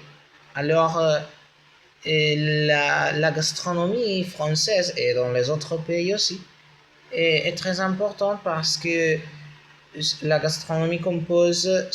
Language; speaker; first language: French; non-native, learner; Spanish